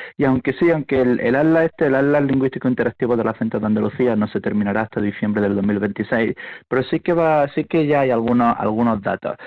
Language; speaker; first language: Spanish; native; Spanish